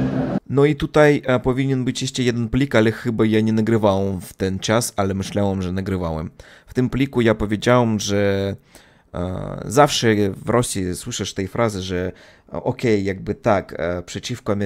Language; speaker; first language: Polish; non-native, learner; Russian